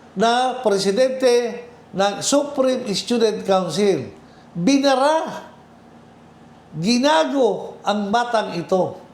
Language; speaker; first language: Filipino; non-native, local second language; Bikol